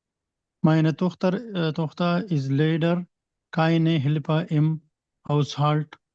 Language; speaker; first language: German; non-native, learner; Urdu